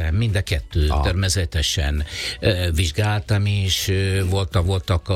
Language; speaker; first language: Hungarian; non-native, fluent; Italian